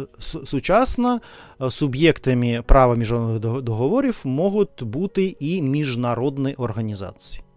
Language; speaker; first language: Ukrainian; non-native, learner; Russian